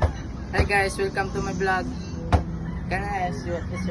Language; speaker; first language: English; non-native, local second language; Filipino